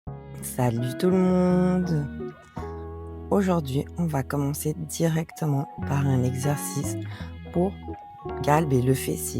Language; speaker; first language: French; native; French